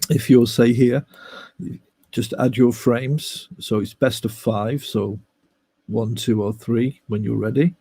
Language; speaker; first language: English; native; English